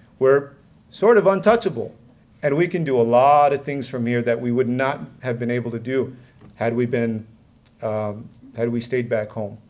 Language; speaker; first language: English; early bilingual, other home language; Assyrian Neo-Aramaic